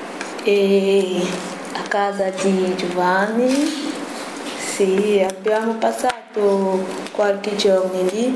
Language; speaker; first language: Italian; non-native, fluent; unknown